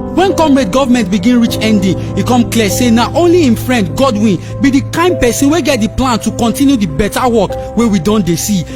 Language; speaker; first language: Nigerian Pidgin; native; Nigerian Pidgin